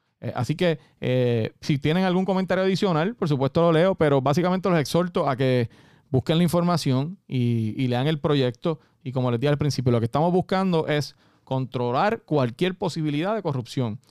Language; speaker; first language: Spanish; native; Spanish